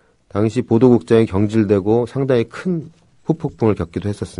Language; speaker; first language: Korean; native; Korean